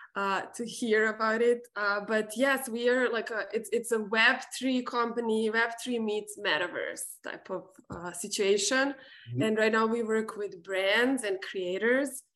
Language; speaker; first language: English; non-native, fluent; Serbian